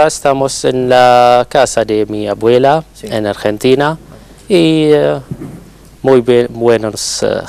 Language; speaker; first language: Spanish; non-native, learner; Arabic